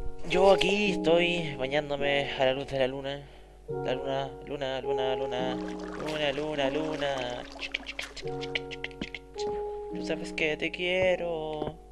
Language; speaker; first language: Spanish; native; Spanish